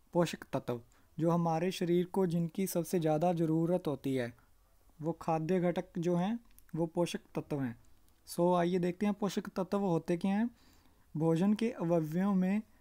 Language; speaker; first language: Hindi; non-native, local second language; Punjabi